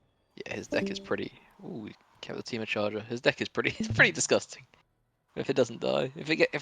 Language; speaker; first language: English; native; English